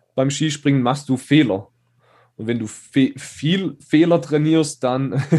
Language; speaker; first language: German; native; German